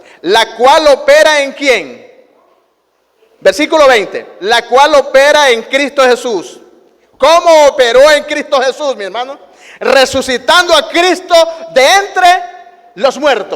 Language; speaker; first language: Spanish; native; Spanish